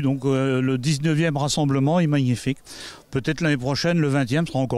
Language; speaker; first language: French; native; French